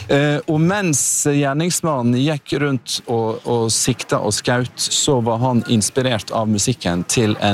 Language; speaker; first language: Norwegian; native; Norwegian